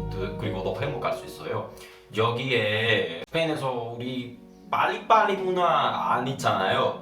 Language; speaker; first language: Korean; non-native, learner; Spanish